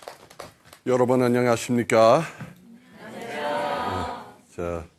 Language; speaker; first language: Korean; non-native, fluent; English